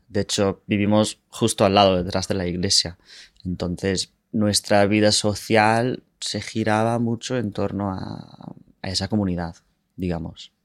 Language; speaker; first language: Spanish; non-native, fluent; English